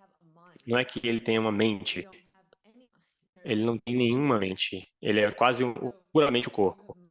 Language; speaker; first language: Portuguese; non-native, fluent; English